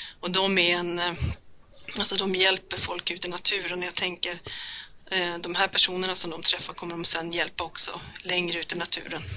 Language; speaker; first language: Swedish; native; Swedish